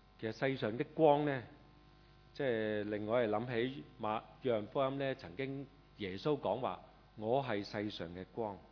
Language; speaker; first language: Chinese; non-native, local second language; Cantonese